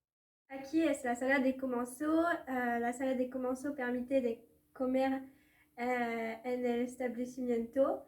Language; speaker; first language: Spanish; non-native, learner; French